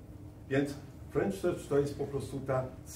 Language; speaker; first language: Polish; non-native, fluent; French